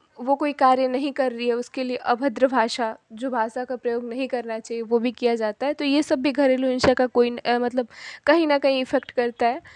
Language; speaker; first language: Hindi; native; Hindi